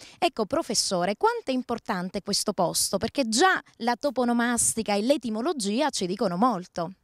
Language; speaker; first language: Italian; native; Italian